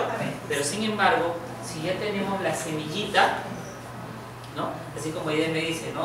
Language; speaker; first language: Spanish; native; Spanish